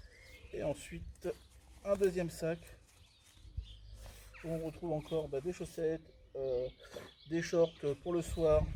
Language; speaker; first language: French; native; French